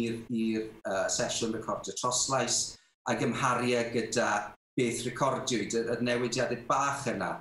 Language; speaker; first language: Welsh; native; Welsh